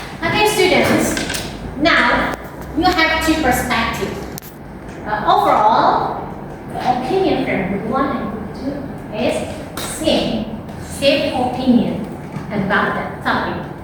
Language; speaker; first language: English; non-native, fluent; Indonesian